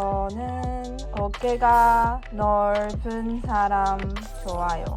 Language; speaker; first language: Korean; non-native, learner; Chinese